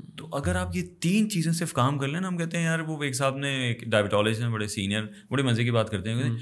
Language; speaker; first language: Urdu; native; Urdu